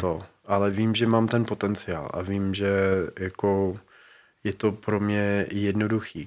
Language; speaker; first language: Czech; non-native, fluent; English